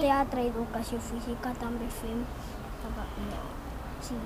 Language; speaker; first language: Catalan; early bilingual, other home language; Spanish